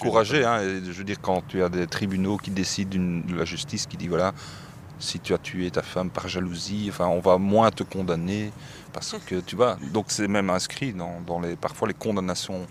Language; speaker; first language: French; native; French